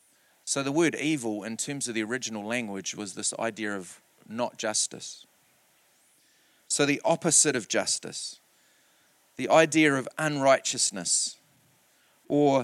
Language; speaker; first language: English; native; English